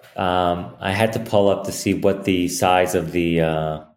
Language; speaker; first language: English; early bilingual, other home language; Hebrew